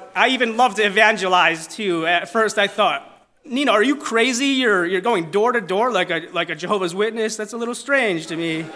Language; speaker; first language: English; non-native, fluent; Italian